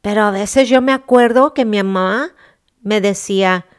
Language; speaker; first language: Spanish; early bilingual, heritage; Spanish